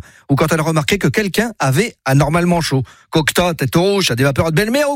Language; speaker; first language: French; native; French